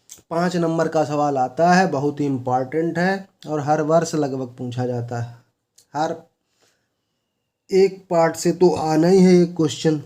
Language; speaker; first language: Hindi; native; Hindi